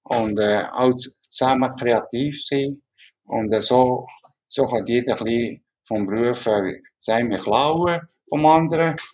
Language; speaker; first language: German; non-native, local second language; Italian